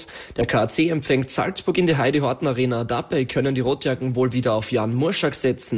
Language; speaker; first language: German; native; German